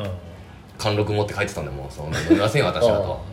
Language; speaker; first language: Japanese; native; Japanese